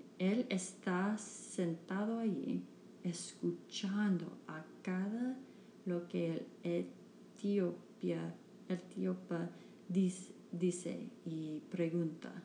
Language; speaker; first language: Spanish; non-native, learner; English